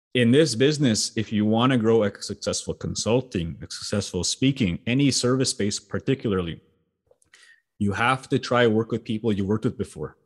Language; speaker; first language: English; native; English